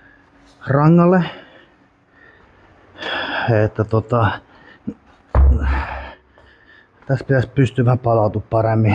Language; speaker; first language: Finnish; native; Finnish